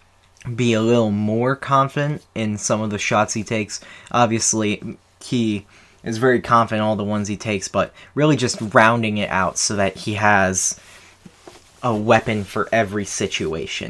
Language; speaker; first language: English; native; English